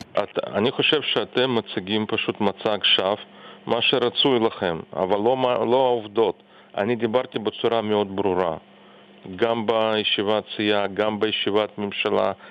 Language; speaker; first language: Hebrew; non-native, fluent; Russian